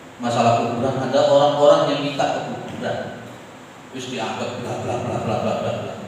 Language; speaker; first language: Indonesian; non-native, local second language; Javanese